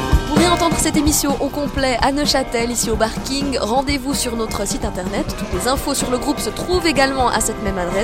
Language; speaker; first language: French; native; French